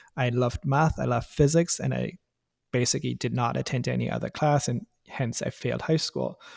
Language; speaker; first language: English; non-native, fluent; German